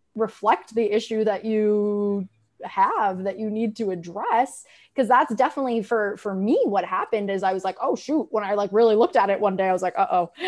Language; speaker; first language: English; native; English